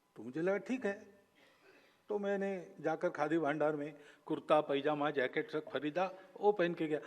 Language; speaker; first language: Hindi; non-native, local second language; Marathi